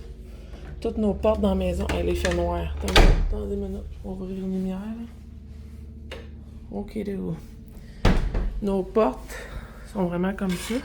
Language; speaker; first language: French; native; French